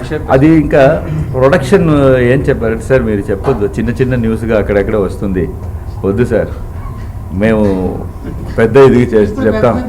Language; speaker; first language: Telugu; non-native, learner; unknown